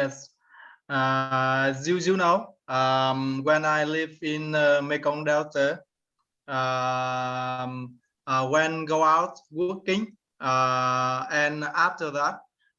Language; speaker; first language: English; non-native, learner; Vietnamese